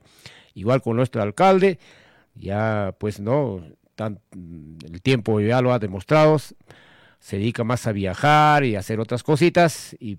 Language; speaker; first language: Spanish; native; Spanish